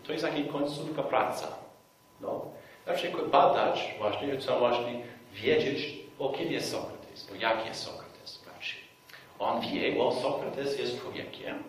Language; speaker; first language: Polish; non-native, fluent; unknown